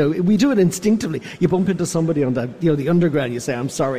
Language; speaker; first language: English; native; English